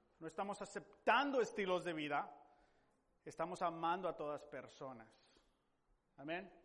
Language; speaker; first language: Spanish; non-native, fluent; English